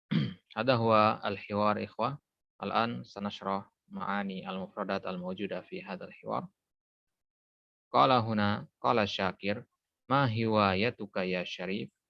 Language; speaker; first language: Arabic; non-native, fluent; Indonesian